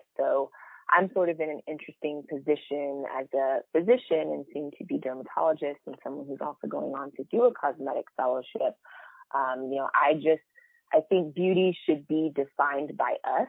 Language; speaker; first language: English; native; English